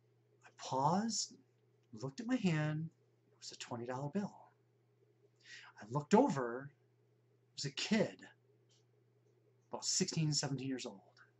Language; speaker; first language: English; native; English